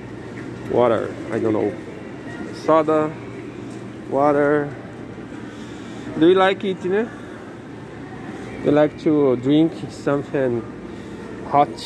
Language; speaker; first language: English; non-native, learner; Portuguese